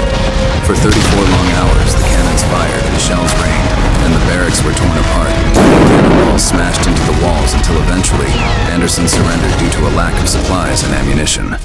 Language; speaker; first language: English; native; English